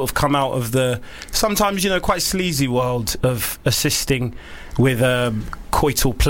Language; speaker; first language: English; native; English